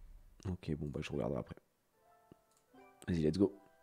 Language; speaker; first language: French; native; French